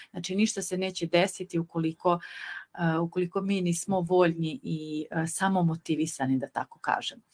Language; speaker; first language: Serbian; native; Serbian